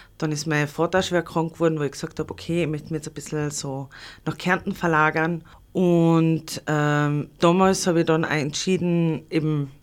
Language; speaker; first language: German; non-native, local second language; Slovenian